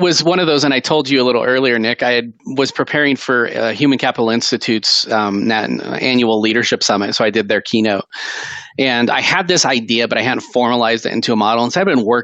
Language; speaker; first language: English; native; English